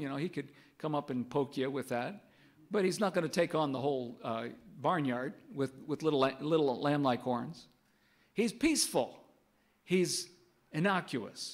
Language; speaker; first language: English; native; English